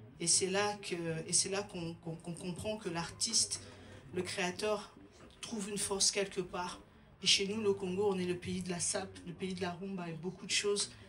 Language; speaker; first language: French; non-native, local second language; Lingala